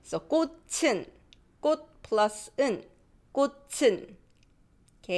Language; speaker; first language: Korean; non-native, fluent; English